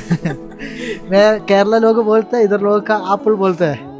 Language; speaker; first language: Hindi; non-native, learner; Malayalam